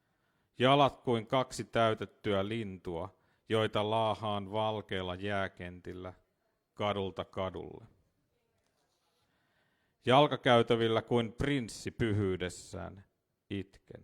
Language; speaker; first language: Finnish; native; Finnish